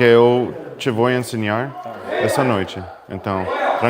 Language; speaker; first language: Portuguese; non-native, learner; Spanish